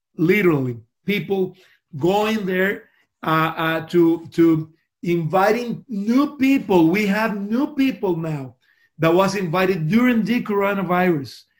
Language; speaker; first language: English; non-native, fluent; Spanish